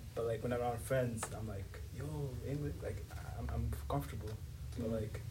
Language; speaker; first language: English; non-native, local second language; Swahili